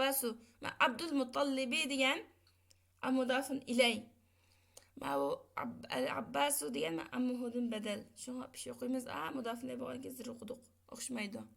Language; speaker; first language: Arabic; non-native, fluent; Uyghur